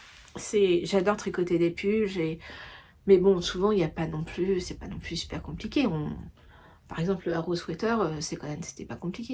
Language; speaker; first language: French; native; French